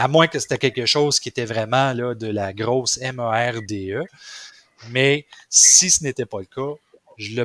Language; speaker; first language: French; native; French